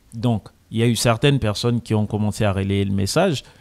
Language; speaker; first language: French; non-native, local second language; Lingala